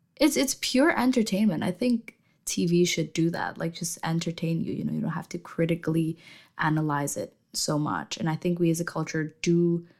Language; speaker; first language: English; non-native, fluent; Indonesian